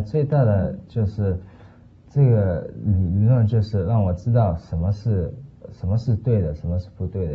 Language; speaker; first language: Chinese; early bilingual, heritage; Chinese